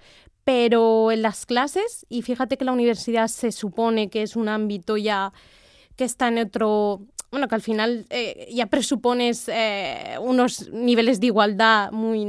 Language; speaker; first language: Spanish; native; Spanish